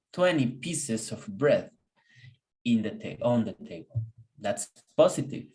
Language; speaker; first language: English; non-native, fluent; Spanish